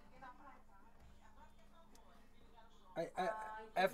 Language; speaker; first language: Portuguese; native; Portuguese